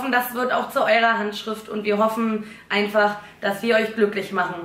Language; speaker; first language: German; native; German